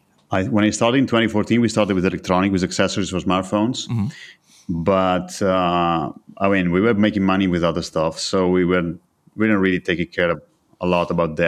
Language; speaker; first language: English; non-native, fluent; Italian